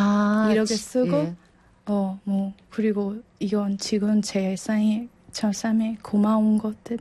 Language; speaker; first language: Korean; non-native, learner; Burmese